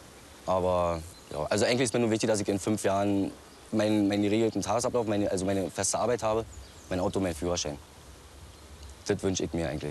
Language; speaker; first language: German; native; German